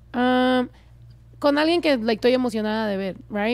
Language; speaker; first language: Spanish; early bilingual, heritage; Spanish